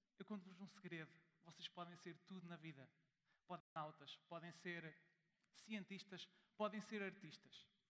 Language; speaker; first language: Portuguese; early bilingual, heritage; German